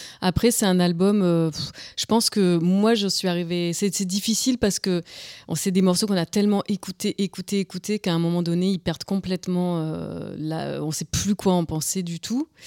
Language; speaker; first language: French; native; French